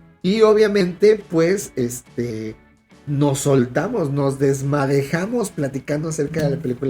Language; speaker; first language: Spanish; native; Spanish